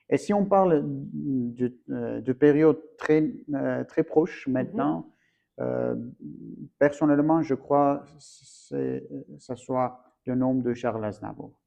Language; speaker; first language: French; non-native, fluent; Armenian